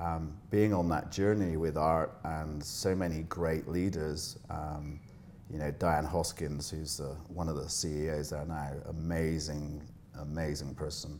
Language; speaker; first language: English; native; English